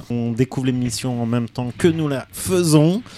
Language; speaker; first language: French; native; French